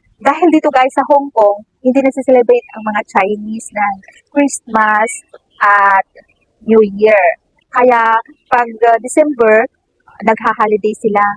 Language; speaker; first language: Filipino; native; Filipino